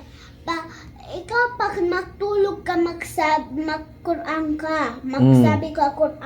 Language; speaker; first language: Filipino; non-native, learner; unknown